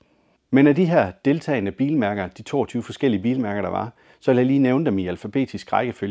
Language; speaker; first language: Danish; native; Danish